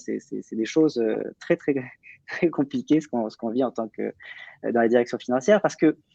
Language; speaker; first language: French; native; French